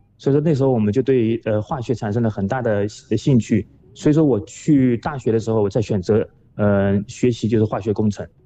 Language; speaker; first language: Chinese; native; Chinese